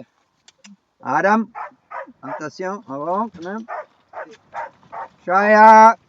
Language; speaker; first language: French; non-native, learner; English